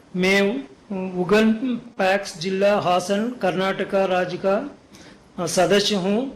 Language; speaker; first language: Hindi; non-native, local second language; Kannada